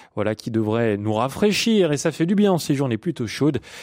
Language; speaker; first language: French; native; French